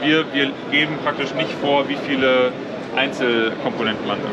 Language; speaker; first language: German; native; German